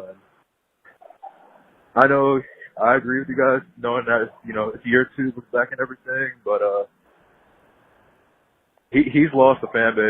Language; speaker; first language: English; native; English